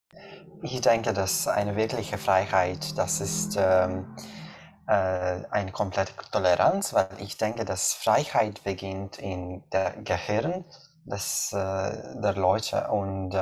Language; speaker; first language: German; non-native, learner; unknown